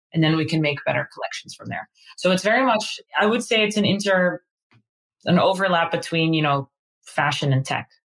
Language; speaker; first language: English; non-native, fluent; Dutch